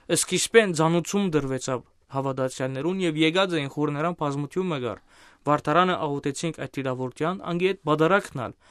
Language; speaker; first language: Armenian; native; Armenian